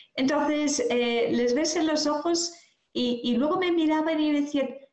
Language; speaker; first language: Spanish; non-native, fluent; English